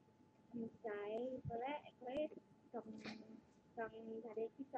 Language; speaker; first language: Cantonese; non-native, learner; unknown